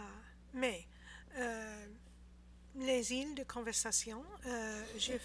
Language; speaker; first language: French; non-native, learner; English